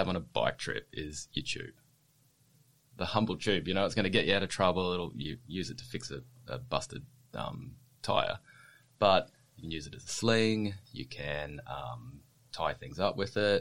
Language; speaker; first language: English; native; English